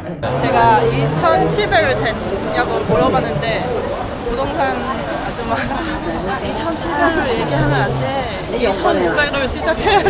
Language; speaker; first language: Korean; non-native, fluent; Cantonese